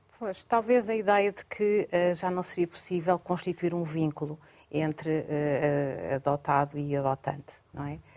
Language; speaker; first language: Portuguese; native; Portuguese